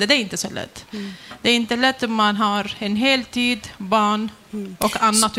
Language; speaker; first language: Swedish; non-native, learner; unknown